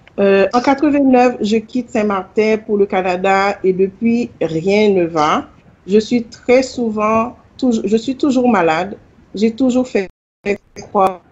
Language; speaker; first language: French; non-native, local second language; Haitian Creole